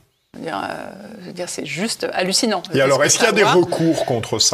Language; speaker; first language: French; native; French